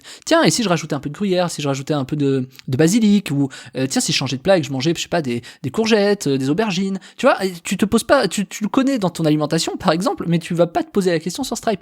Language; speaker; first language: French; native; French